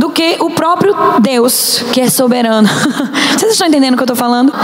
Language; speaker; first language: Portuguese; native; Portuguese